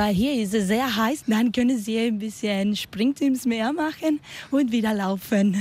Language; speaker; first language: German; non-native, learner; Spanish